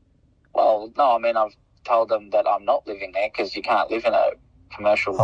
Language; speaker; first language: English; native; English